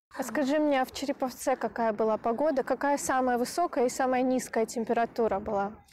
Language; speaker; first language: Russian; native; Russian